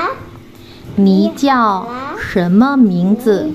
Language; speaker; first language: Chinese; non-native, fluent; Indonesian